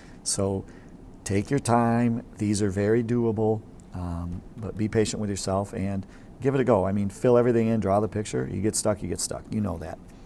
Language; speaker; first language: English; native; English